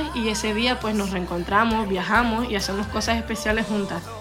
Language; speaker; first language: Spanish; native; Spanish